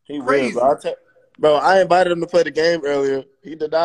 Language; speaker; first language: English; native; English